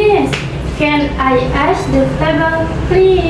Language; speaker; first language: English; non-native, learner; Indonesian